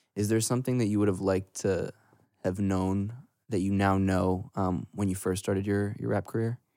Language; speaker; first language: English; native; English